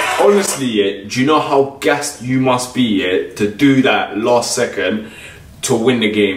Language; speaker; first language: English; native; English